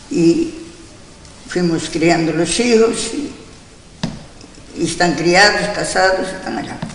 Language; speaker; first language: Spanish; non-native, local second language; Galician